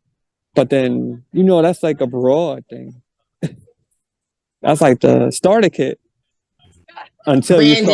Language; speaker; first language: English; native; English